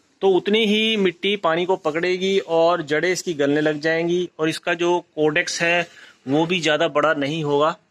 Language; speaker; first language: Hindi; native; Hindi